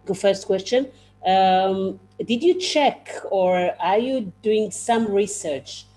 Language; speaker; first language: English; non-native, fluent; Hebrew